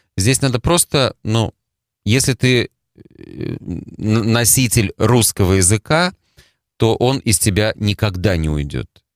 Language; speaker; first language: Russian; native; Russian